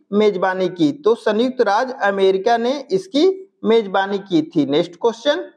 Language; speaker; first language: Hindi; native; Hindi